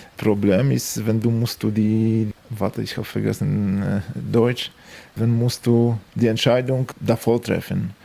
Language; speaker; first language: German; non-native, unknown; Polish